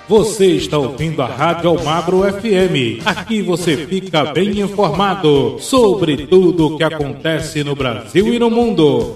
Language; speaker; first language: Portuguese; native; Portuguese